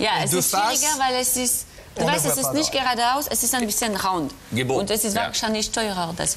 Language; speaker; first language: German; non-native, learner; French